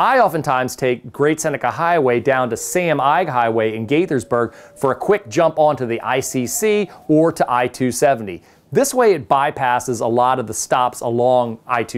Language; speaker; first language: English; native; English